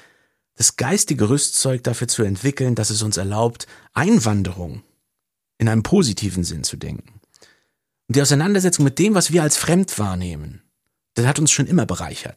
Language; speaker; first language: German; native; German